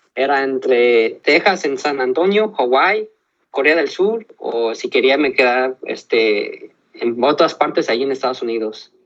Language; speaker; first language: Spanish; early bilingual, heritage; Spanish